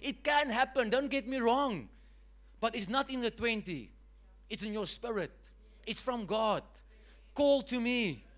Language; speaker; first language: English; non-native, local second language; Afrikaans